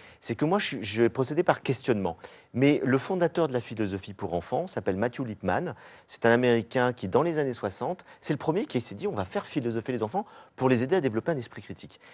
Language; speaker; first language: French; native; French